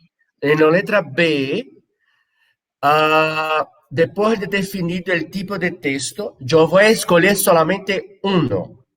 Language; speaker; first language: Spanish; non-native, fluent; Portuguese